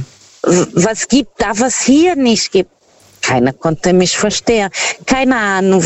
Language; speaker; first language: German; non-native, fluent; Portuguese